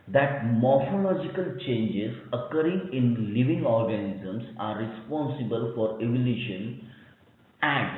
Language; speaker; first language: English; non-native, local second language; Marathi